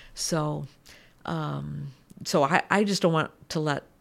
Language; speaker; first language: English; native; English